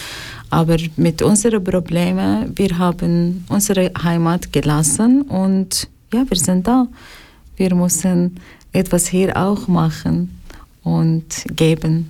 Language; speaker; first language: German; non-native, learner; Arabic